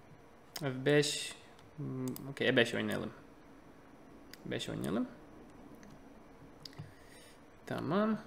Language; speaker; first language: Turkish; non-native, fluent; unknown